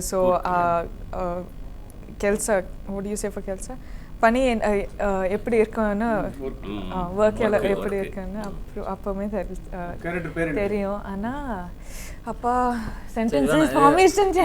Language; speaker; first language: Tamil; non-native, learner; Kodava